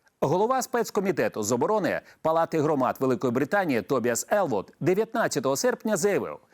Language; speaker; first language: Ukrainian; native; Ukrainian